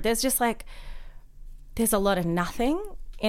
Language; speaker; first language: English; native; English